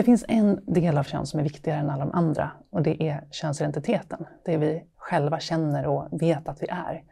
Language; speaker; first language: Swedish; native; Swedish